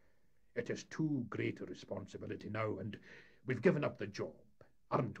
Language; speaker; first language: English; native; English